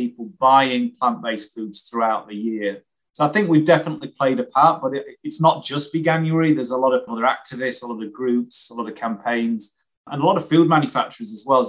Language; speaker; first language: English; native; English